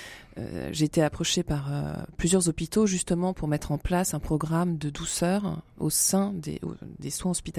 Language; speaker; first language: French; native; French